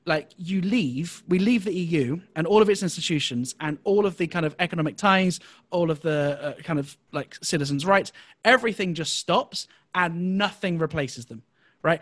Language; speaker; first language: English; native; English